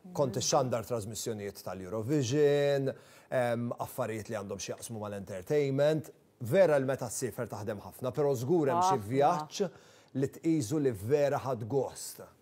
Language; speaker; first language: Maltese; native; Maltese